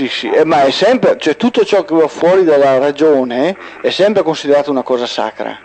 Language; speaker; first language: Italian; native; Italian